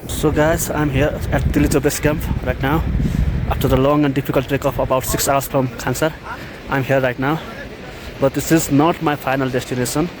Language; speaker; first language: English; non-native, local second language; Nepali